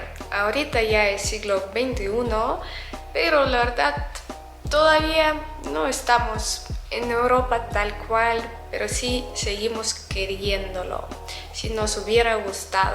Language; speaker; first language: Spanish; non-native, fluent; Russian